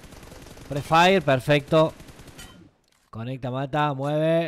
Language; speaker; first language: Spanish; native; Spanish